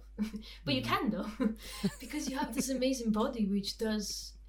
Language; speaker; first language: English; non-native, fluent; Romanian